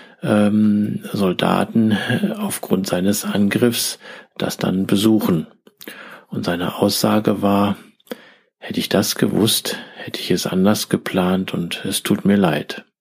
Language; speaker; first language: German; native; German